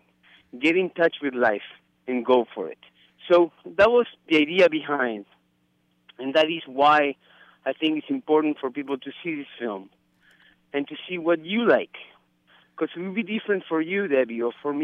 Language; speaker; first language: English; non-native, fluent; Spanish